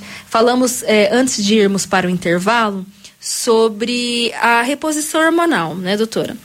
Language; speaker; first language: Portuguese; native; Portuguese